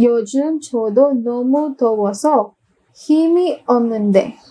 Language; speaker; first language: Korean; non-native, fluent; Filipino